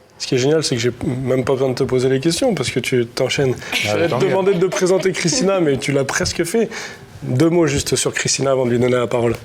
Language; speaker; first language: French; native; French